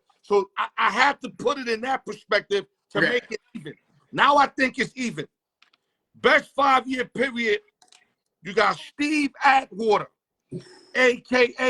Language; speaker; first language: English; native; English